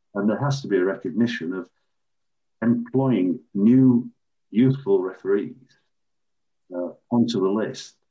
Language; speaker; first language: English; native; English